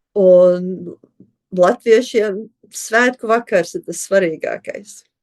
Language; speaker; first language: Latvian; early bilingual, heritage; Latvian